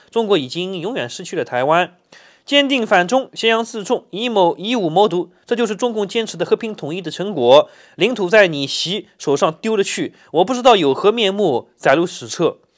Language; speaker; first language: Chinese; native; Chinese